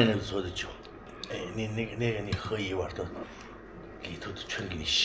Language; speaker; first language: Chinese; native; Chinese